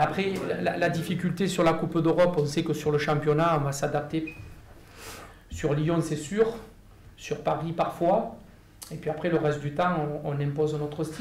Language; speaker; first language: French; native; French